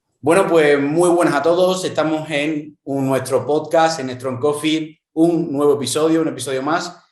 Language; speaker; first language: Spanish; native; Spanish